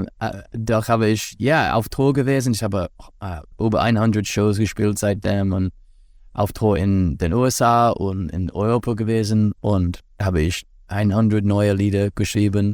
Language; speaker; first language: German; non-native, fluent; English